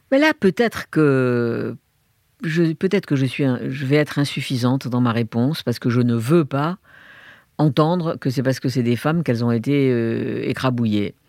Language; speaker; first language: French; native; French